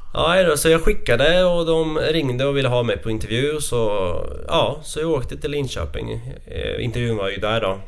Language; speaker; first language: Swedish; non-native, fluent; Latvian